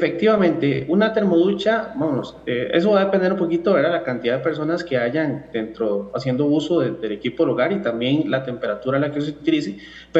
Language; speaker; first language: Spanish; native; Spanish